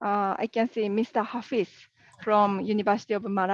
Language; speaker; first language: English; non-native, learner; Japanese